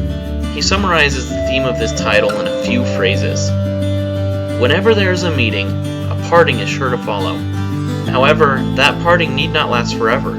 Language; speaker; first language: English; native; English